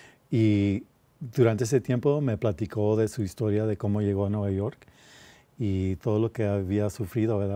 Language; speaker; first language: Spanish; early bilingual, heritage; Spanish